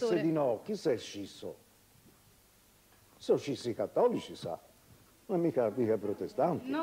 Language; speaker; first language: Italian; native; Italian